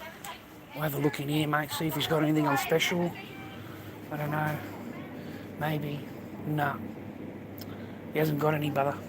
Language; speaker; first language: English; native; English